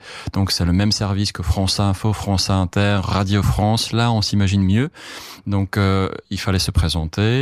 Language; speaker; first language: French; non-native, fluent; Czech